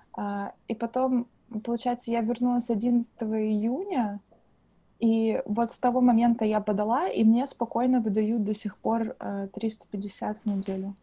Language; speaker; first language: Russian; native; Russian